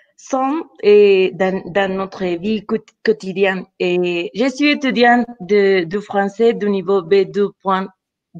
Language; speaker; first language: French; non-native, fluent; Spanish